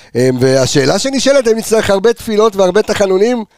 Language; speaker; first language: Hebrew; early bilingual, heritage; Hebrew